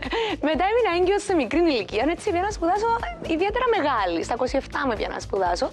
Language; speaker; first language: Greek; native; Greek